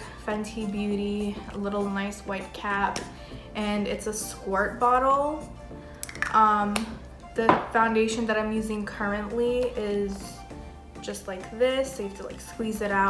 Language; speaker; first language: English; native; English